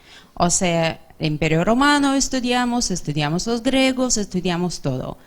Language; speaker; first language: Spanish; non-native, fluent; English